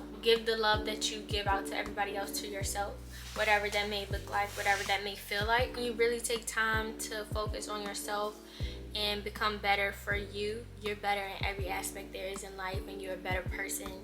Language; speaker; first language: English; native; English